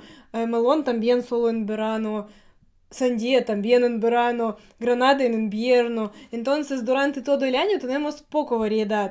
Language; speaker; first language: Spanish; non-native, learner; Russian